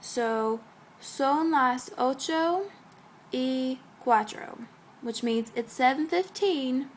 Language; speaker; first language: Spanish; non-native, learner; English